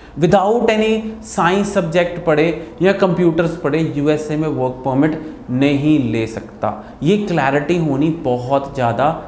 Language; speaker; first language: Hindi; non-native, local second language; Punjabi